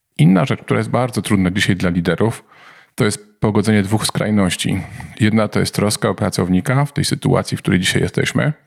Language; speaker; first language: Polish; native; Polish